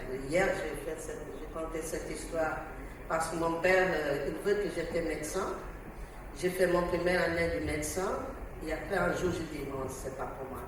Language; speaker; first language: French; non-native, learner; Portuguese